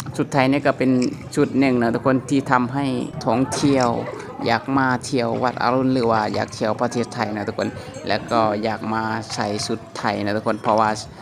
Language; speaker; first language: Thai; native; Thai